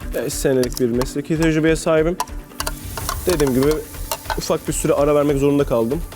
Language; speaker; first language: Turkish; native; Turkish